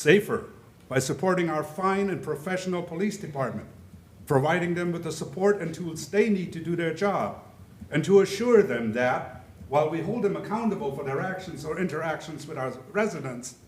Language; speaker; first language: English; early bilingual, other home language; German